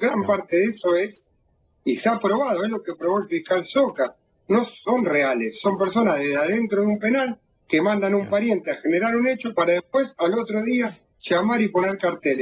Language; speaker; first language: Spanish; native; Spanish